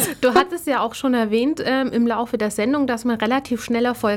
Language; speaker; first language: German; native; German